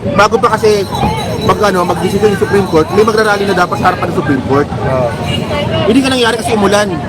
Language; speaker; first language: Filipino; native; Filipino